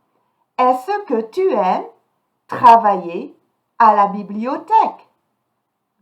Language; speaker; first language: French; non-native, fluent; English